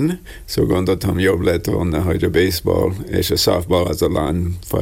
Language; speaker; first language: Hungarian; non-native, learner; English